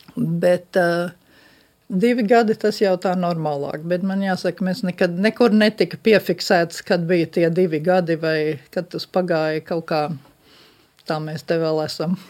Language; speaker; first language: Latvian; early bilingual, heritage; Latvian